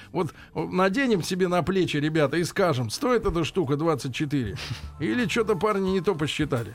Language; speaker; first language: Russian; native; Russian